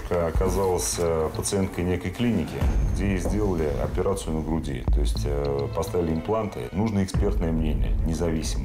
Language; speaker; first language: Russian; native; Russian